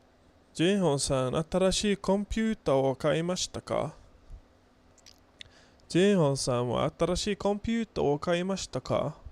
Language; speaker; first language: Japanese; non-native, learner; English